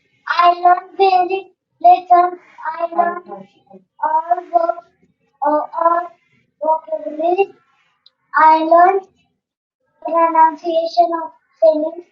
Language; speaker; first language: English; non-native, learner; Marathi